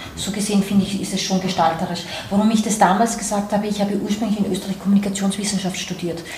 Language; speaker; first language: German; native; German